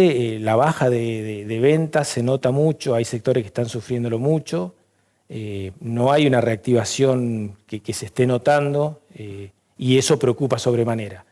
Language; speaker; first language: Spanish; native; Spanish